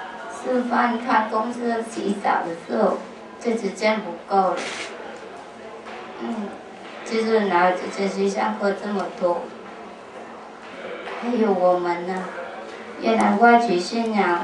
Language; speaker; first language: Chinese; non-native, fluent; Vietnamese